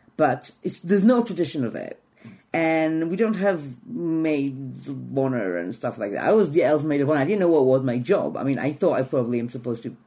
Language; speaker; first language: English; non-native, fluent; Hebrew